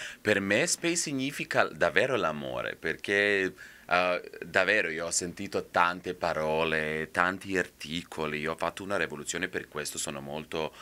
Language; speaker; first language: Italian; non-native, fluent; Serbian